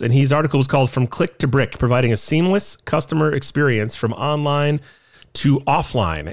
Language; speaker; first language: English; native; English